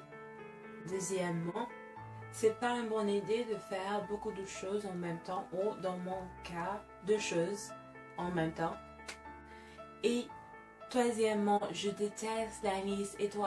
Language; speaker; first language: French; non-native, fluent; English